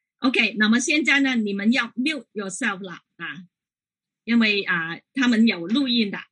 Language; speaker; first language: Chinese; non-native, local second language; Cantonese